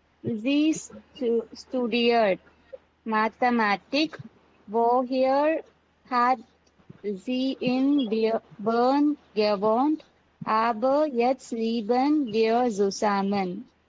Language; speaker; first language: German; non-native, learner; Tamil